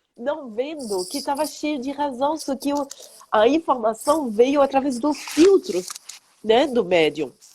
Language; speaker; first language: Portuguese; non-native, fluent; French